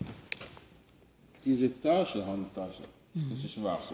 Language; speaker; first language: German; non-native, learner; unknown